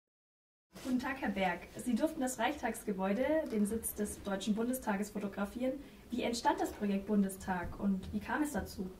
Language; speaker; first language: German; native; German